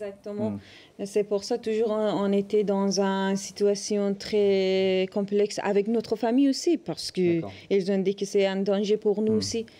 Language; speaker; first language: French; non-native, learner; Persian